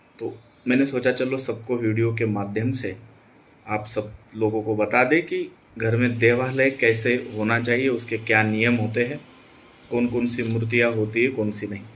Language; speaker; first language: Hindi; non-native, local second language; Marathi